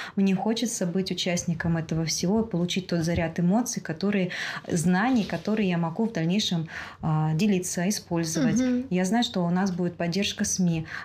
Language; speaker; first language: Russian; native; Russian